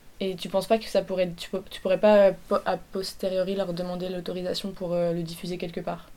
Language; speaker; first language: French; native; French